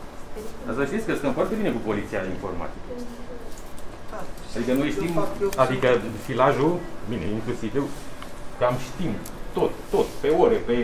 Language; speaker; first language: Romanian; native; Romanian